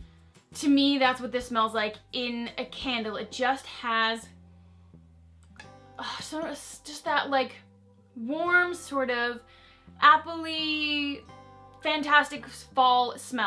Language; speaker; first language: English; native; English